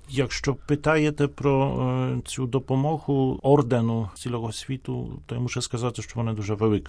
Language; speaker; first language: Ukrainian; non-native, fluent; Polish